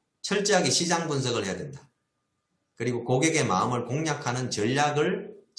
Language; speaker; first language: Korean; native; Korean